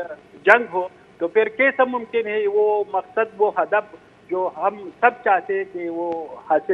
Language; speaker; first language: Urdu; non-native, fluent; Pashto